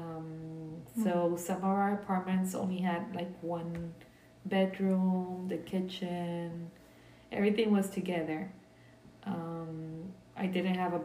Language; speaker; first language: English; early bilingual, other home language; Spanish